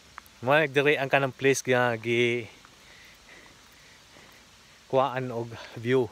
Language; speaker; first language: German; non-native, fluent; Filipino